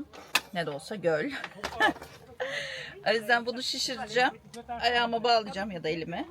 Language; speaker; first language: Turkish; native; Turkish